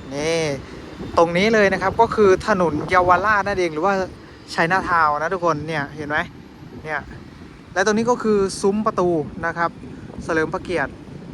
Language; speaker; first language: Thai; native; Thai